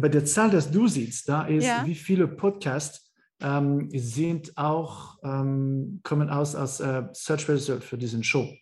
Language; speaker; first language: German; non-native, learner; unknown